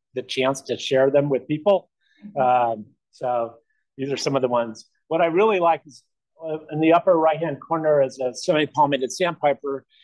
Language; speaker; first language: English; native; English